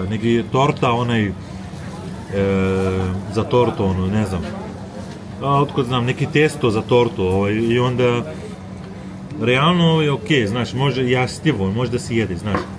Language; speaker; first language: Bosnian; early bilingual, heritage; Bosnian